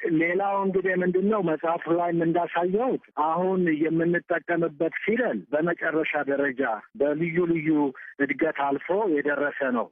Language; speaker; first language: Amharic; native; Amharic